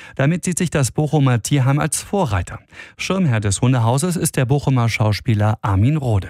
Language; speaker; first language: German; native; German